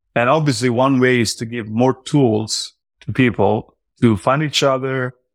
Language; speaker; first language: English; non-native, fluent; Italian